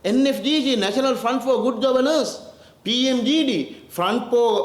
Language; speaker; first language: English; non-native, local second language; Sinhala